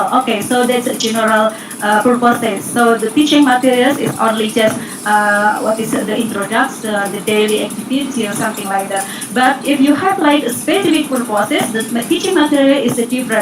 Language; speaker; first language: English; non-native, learner; Indonesian